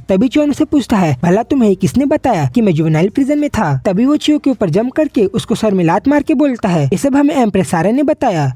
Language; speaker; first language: Hindi; native; Hindi